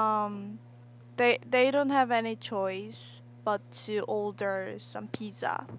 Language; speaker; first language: English; non-native, learner; Korean